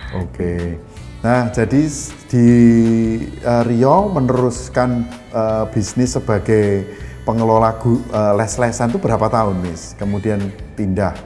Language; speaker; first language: Indonesian; native; Indonesian